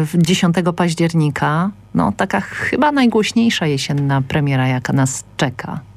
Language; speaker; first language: Polish; native; Polish